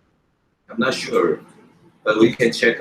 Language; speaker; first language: English; non-native, fluent; Chinese